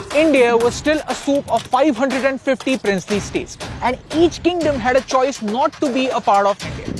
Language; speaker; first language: English; non-native, local second language; Hindi